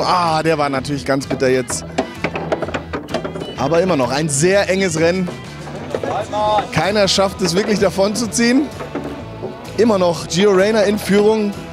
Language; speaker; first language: German; native; German